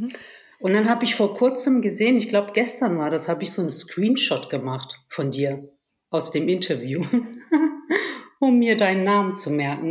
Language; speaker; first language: German; early bilingual, other home language; Turkish